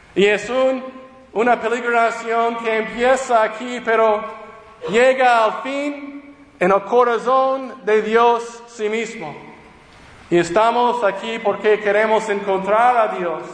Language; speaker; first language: Spanish; non-native, fluent; English